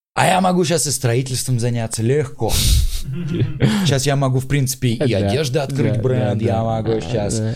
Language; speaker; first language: Russian; native; Russian